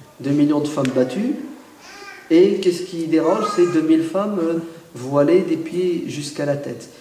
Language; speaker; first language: French; early bilingual, other home language; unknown